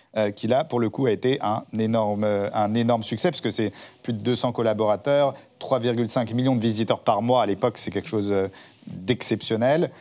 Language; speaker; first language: French; native; French